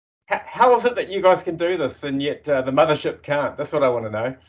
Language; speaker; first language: English; native; English